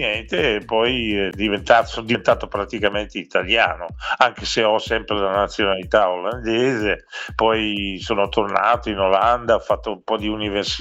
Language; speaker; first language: Italian; early bilingual, other home language; Dutch